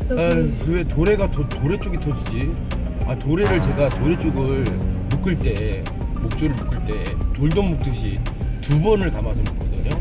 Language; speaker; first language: Korean; native; Korean